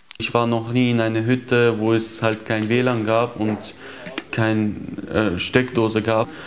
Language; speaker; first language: German; early bilingual, other home language; Chechen